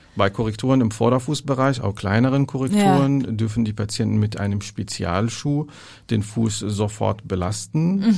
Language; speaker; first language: German; non-native, fluent; Arabic